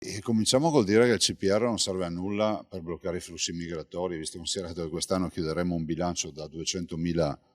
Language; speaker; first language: Italian; native; Italian